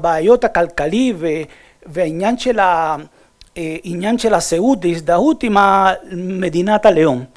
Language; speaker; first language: Hebrew; non-native, fluent; Spanish